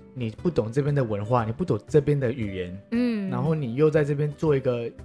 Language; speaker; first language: Chinese; early bilingual, heritage; Chinese